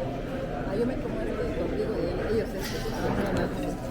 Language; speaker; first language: Spanish; non-native, fluent; Korean